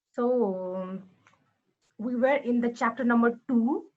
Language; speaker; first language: English; non-native, local second language; Nepali